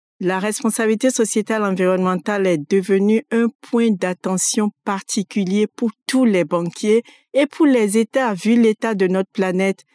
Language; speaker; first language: French; non-native, local second language; Fon